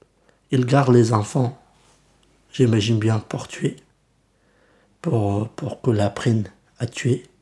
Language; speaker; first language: French; early bilingual, other home language; Kurdish